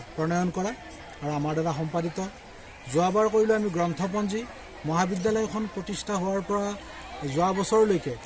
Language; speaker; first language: Assamese; native; Assamese